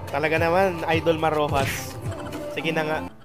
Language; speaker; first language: Filipino; native; Filipino